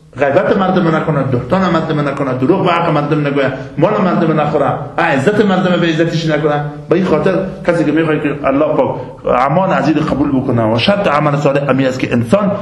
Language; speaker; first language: Persian; native; Persian